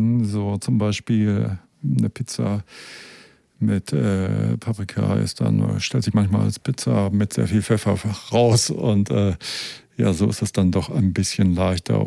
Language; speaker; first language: German; native; German